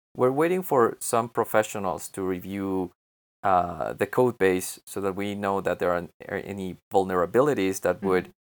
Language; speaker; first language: English; non-native, fluent; Spanish